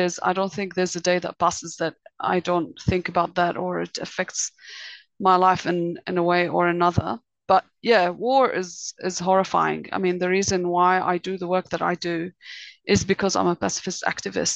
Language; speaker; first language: English; native; English